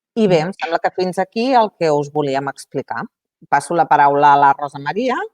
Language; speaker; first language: Catalan; native; Catalan